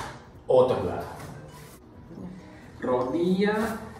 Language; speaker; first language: Spanish; non-native, learner; Japanese